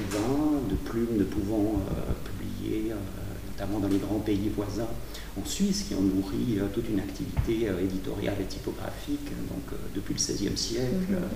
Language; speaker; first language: French; native; French